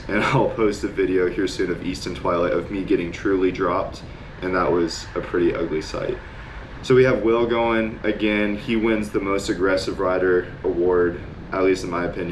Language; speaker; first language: English; native; English